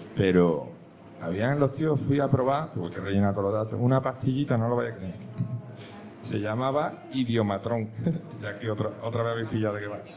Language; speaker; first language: Spanish; native; Spanish